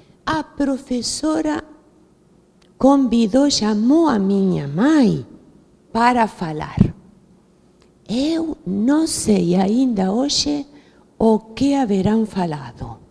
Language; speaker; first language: Portuguese; non-native, fluent; Spanish